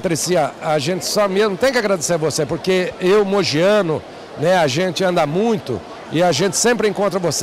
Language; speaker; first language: Portuguese; native; Portuguese